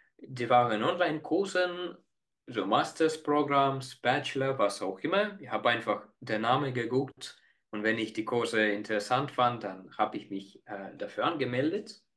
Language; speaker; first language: German; non-native, fluent; Estonian